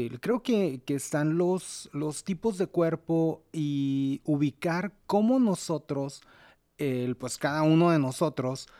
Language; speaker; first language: Spanish; native; Spanish